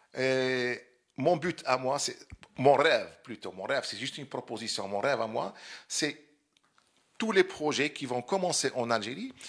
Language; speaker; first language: French; non-native, local second language; Arabic